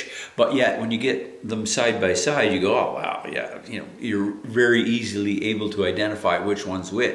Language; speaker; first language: English; native; English